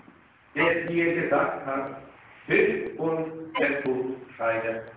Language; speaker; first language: German; non-native, fluent; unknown